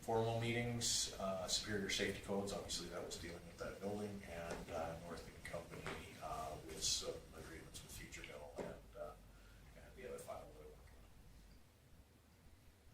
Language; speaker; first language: English; native; English